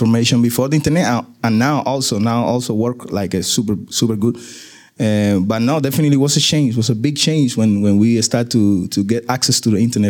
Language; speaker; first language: English; non-native, learner; Spanish